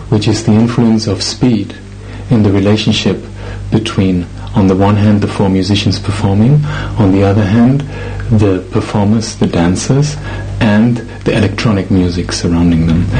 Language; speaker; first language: English; non-native, fluent; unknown